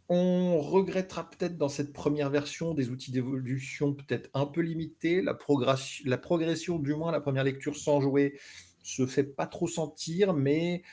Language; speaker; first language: French; native; French